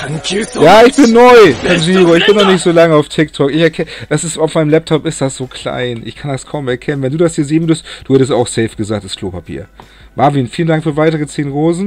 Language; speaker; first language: German; native; German